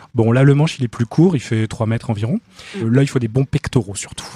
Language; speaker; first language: French; native; French